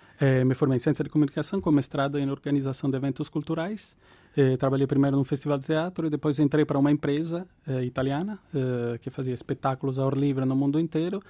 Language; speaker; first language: Portuguese; non-native, fluent; Italian